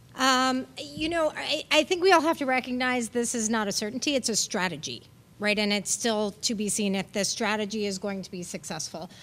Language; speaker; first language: English; native; English